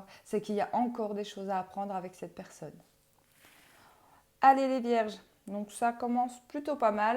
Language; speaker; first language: French; native; French